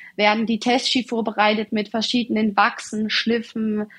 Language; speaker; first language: German; native; German